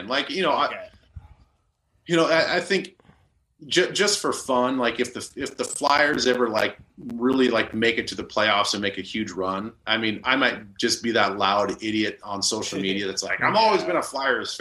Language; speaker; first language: English; native; English